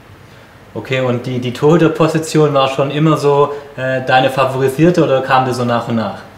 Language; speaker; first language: German; native; German